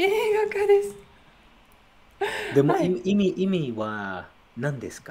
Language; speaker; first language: Japanese; non-native, learner; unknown